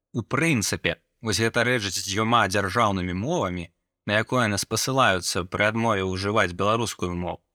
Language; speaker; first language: Belarusian; native; Belarusian